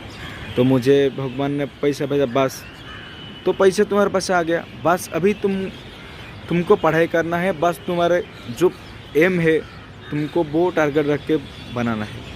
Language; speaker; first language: Hindi; non-native, local second language; Odia